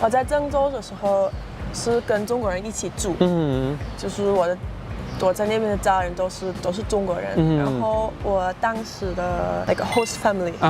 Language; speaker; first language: Chinese; non-native, fluent; German